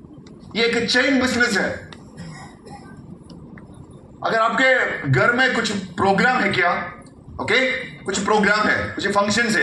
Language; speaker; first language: Hindi; non-native, local second language; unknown